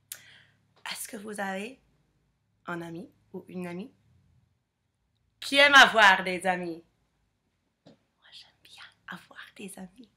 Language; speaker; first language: French; non-native, fluent; English